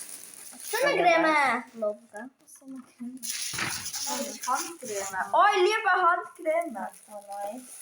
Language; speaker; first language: German; early bilingual, other home language; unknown